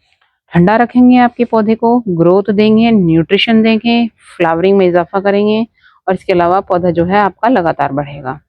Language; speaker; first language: Hindi; native; Hindi